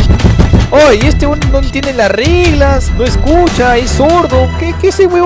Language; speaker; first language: Spanish; native; Spanish